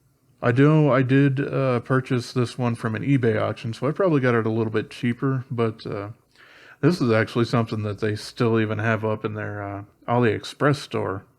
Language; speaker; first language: English; native; English